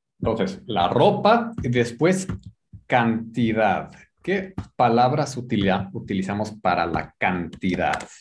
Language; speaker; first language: Spanish; non-native, learner; English